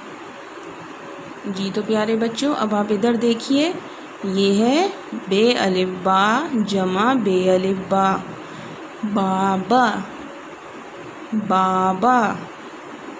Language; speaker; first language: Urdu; non-native, local second language; Pashto